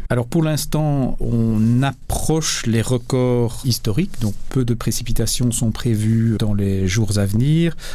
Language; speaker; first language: French; native; French